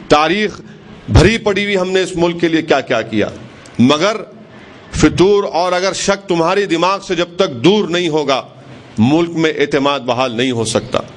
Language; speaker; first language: Urdu; native; Urdu